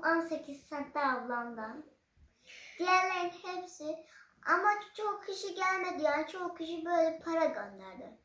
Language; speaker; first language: Turkish; early bilingual, other home language; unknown